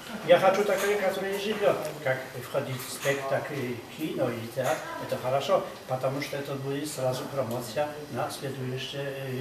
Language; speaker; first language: Russian; non-native, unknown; Polish